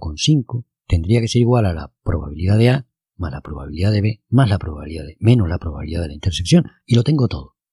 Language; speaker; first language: Spanish; native; Spanish